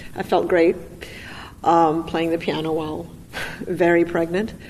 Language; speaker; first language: English; non-native, fluent; Russian